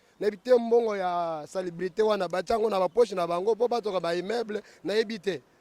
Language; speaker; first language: Lingala; native; Lingala